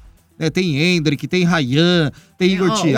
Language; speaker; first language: Portuguese; native; Portuguese